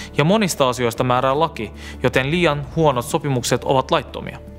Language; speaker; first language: Finnish; non-native, fluent; Turkish